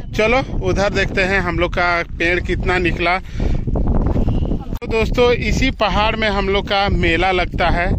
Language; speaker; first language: Hindi; native; Hindi